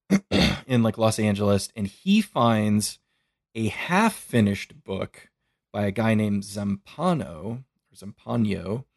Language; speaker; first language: English; native; English